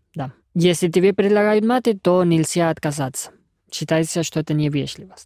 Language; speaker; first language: Russian; non-native, fluent; Spanish